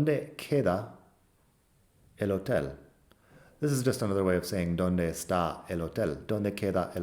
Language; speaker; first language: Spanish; non-native, fluent; English